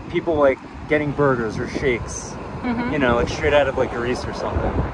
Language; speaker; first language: English; native; English